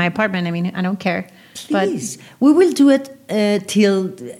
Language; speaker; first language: English; non-native, learner; Spanish